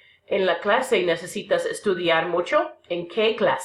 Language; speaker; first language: Spanish; non-native, fluent; English